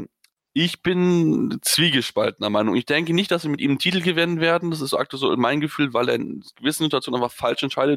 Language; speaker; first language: German; native; German